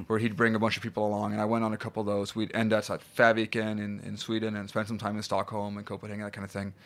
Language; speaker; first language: English; non-native, fluent; Swedish